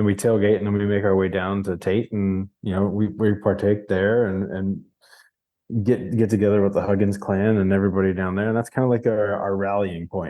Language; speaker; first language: English; native; English